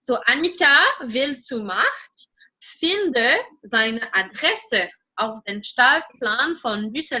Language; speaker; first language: German; non-native, fluent; French